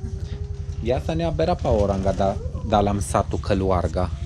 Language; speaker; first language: Indonesian; non-native, learner; Romanian